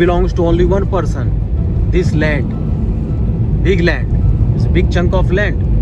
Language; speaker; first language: English; non-native, local second language; Hindi